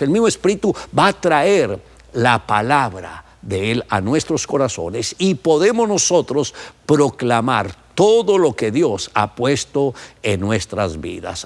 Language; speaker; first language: Spanish; native; Spanish